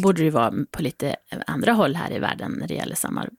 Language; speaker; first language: Swedish; native; Swedish